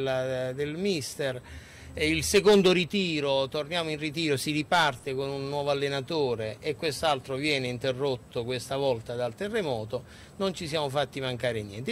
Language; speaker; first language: Italian; native; Italian